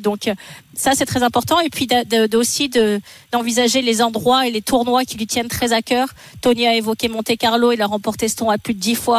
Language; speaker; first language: French; native; French